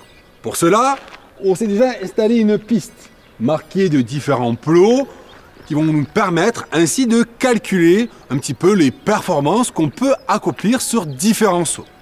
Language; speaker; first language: French; native; French